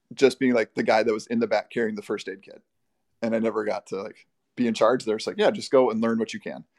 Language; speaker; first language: English; native; English